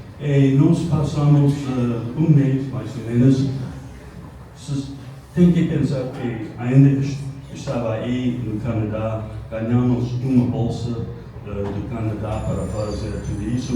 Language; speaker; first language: Portuguese; non-native, fluent; English